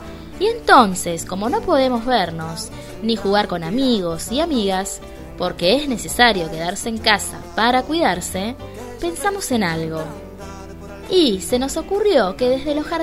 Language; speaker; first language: Spanish; native; Spanish